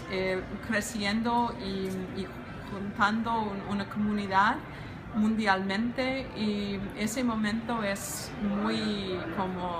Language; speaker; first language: Spanish; non-native, learner; English